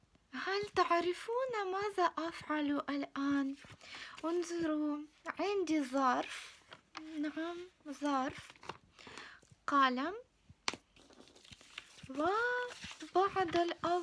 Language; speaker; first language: Arabic; non-native, fluent; Ukrainian